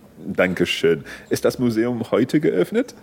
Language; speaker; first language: German; non-native, fluent; English